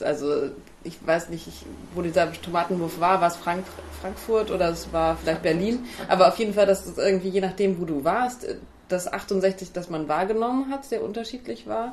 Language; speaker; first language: German; native; German